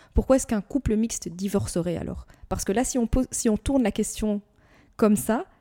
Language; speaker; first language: French; native; French